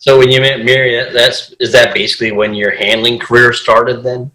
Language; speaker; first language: English; native; English